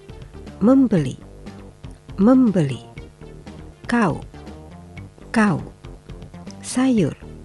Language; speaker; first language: Japanese; non-native, fluent; Indonesian